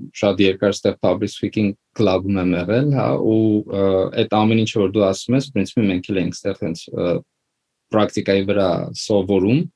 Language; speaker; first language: Armenian; native; Armenian